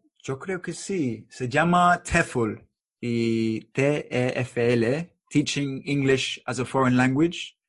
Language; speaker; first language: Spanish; non-native, learner; English